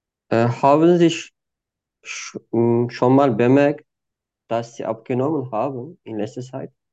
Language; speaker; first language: German; non-native, fluent; Turkish